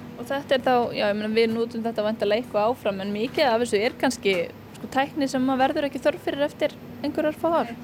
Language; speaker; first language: Icelandic; native; Icelandic